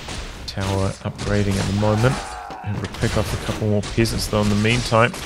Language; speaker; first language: English; native; English